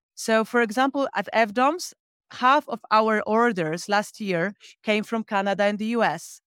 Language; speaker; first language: English; non-native, fluent; Polish